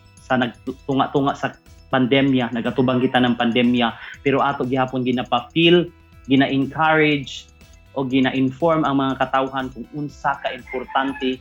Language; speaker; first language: Cebuano; native; Cebuano